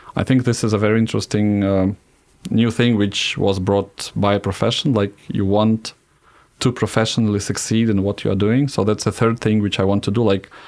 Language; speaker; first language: English; non-native, fluent; Russian